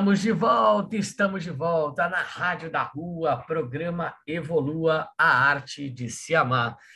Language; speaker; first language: Portuguese; native; Portuguese